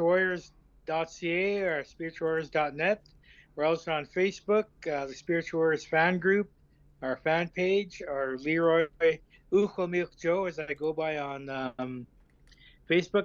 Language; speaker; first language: English; native; English